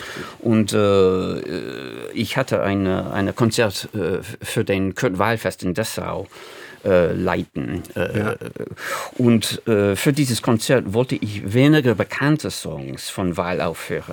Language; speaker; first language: German; non-native, fluent; English